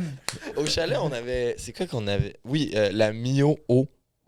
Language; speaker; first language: French; native; French